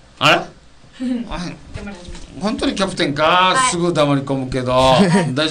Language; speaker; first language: Japanese; native; Japanese